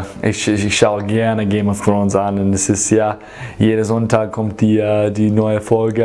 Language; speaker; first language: German; non-native, fluent; English